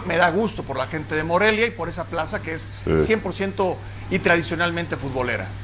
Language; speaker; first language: Spanish; native; Spanish